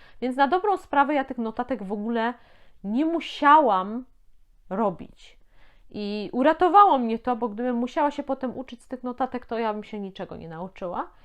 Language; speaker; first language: Polish; native; Polish